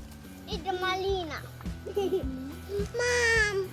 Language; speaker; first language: Russian; early bilingual, heritage; Russian